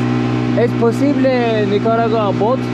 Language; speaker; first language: Spanish; non-native, learner; Turkish